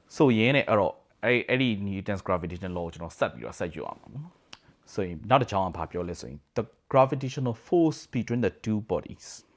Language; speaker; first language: Burmese; native; Burmese